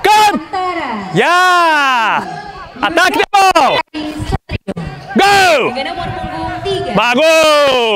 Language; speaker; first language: English; non-native, learner; Portuguese